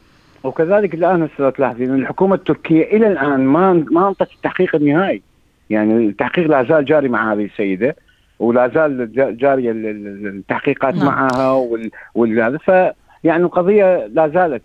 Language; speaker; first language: Arabic; native; Arabic